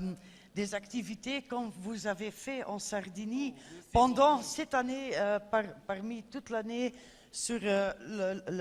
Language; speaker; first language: French; non-native, fluent; Dutch